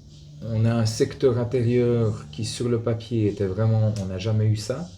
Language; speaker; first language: French; native; French